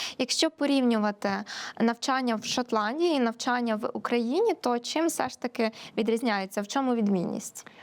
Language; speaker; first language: Ukrainian; native; Ukrainian